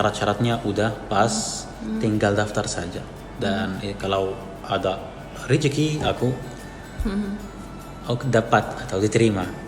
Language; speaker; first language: Indonesian; non-native, fluent; Arabic